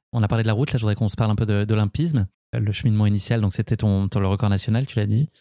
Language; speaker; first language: French; native; French